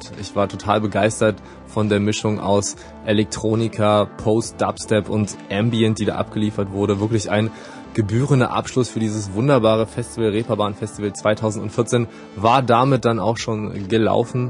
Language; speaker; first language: German; native; German